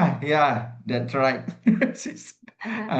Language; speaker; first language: English; non-native, learner; Indonesian